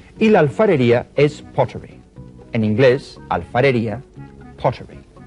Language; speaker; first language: Spanish; native; Spanish